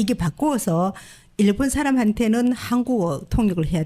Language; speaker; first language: Korean; native; Korean